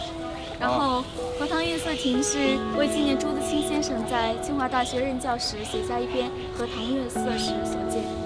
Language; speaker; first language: Chinese; native; Chinese